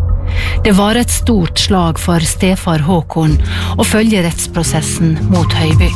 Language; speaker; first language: Norwegian; native; Norwegian